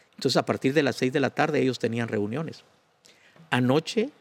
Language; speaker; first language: Spanish; native; Spanish